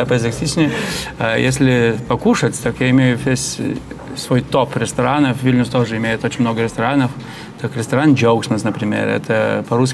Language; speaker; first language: Russian; non-native, fluent; Lithuanian